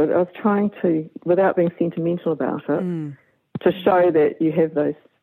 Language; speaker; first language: English; native; English